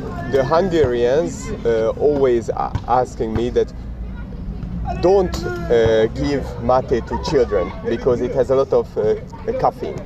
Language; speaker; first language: English; non-native, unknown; Hungarian